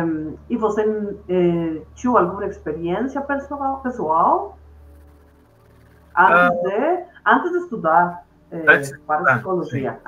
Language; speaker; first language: Portuguese; non-native, fluent; Spanish